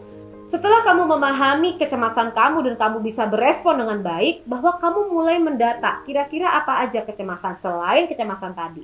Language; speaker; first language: Indonesian; native; Indonesian